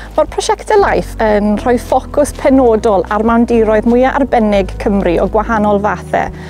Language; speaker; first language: Welsh; native; Welsh